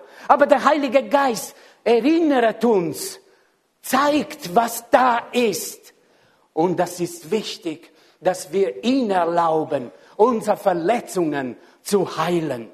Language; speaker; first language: German; non-native, fluent; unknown